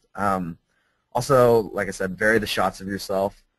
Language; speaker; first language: English; native; English